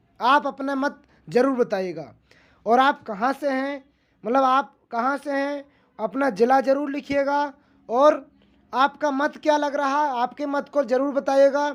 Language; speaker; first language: Hindi; native; Hindi